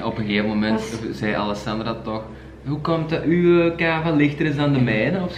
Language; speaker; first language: Dutch; native; Dutch